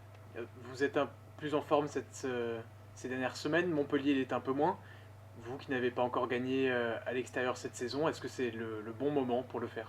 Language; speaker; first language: French; native; French